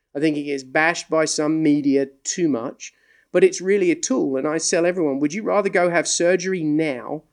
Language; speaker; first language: English; native; English